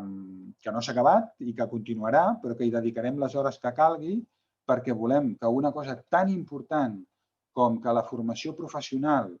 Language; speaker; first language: Catalan; native; Catalan